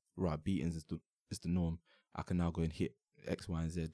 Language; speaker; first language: English; native; English